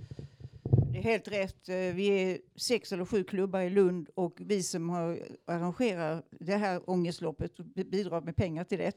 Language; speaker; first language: Swedish; native; Swedish